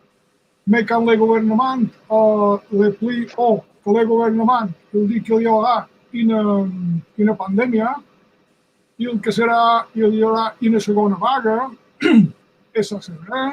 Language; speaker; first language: French; non-native, fluent; Spanish